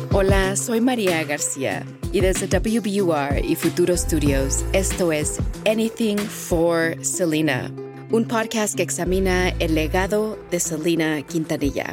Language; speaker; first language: Spanish; early bilingual, heritage; Spanish